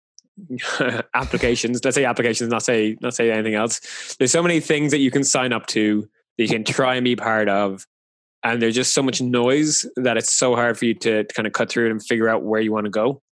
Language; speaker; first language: English; native; English